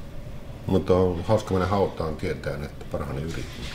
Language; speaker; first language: Finnish; native; Finnish